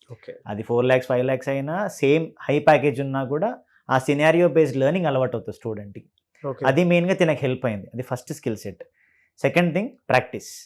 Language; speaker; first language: Telugu; native; Telugu